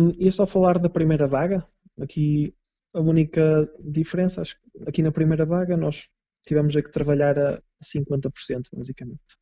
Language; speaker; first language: Portuguese; native; Portuguese